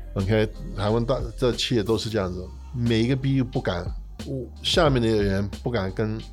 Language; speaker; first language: Chinese; non-native, fluent; English